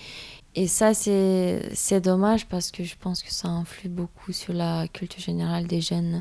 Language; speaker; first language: French; non-native, fluent; Romanian